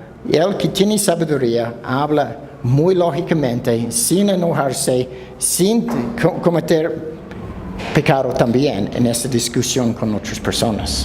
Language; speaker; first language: Spanish; non-native, fluent; English